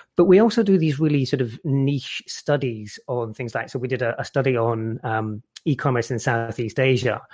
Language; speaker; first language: English; native; English